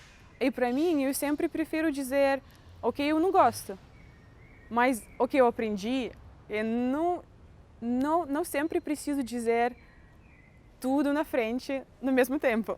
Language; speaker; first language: Portuguese; non-native, fluent; Russian